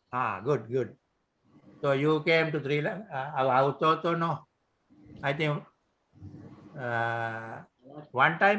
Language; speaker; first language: English; non-native, local second language; Sinhala